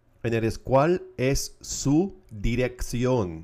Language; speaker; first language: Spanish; non-native, fluent; English